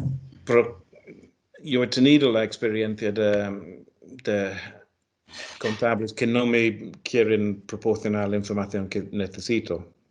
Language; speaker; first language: Spanish; non-native, fluent; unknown